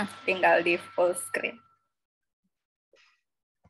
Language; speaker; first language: Indonesian; native; Indonesian